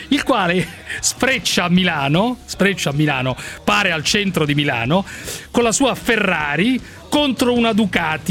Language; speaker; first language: Italian; native; Italian